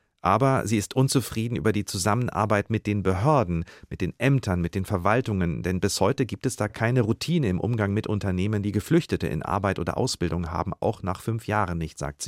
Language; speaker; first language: German; native; German